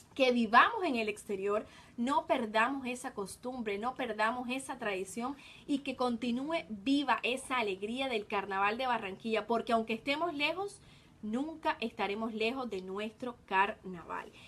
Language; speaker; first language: Spanish; native; Spanish